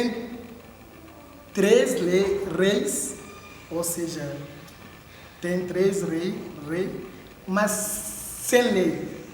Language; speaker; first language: Portuguese; non-native, local second language; Upper Guinea Crioulo